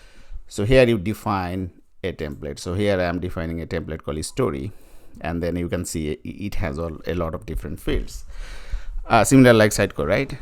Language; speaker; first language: English; non-native, fluent; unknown